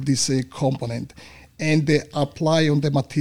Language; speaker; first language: English; non-native, learner; Italian